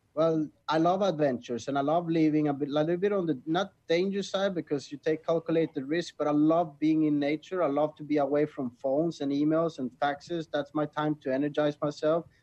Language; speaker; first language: English; non-native, fluent; Swedish